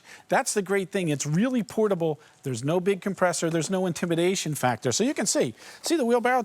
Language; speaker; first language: English; native; English